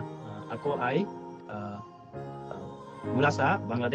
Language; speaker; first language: Filipino; non-native, learner; Bangla